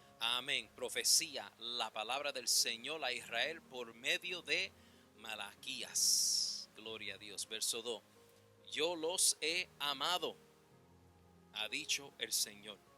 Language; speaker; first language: Spanish; early bilingual, heritage; Spanish